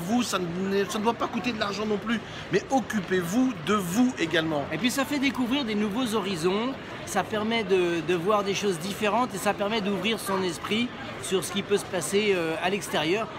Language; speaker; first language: French; native; French